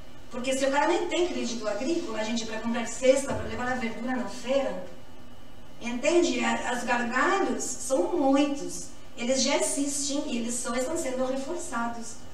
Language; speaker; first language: Portuguese; non-native, fluent; Spanish